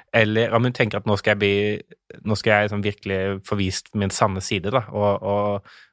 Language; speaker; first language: Norwegian; native; Norwegian